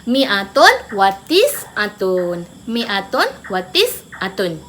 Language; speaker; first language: Arabic; non-native, fluent; Malay